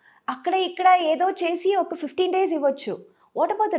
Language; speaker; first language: Telugu; non-native, local second language; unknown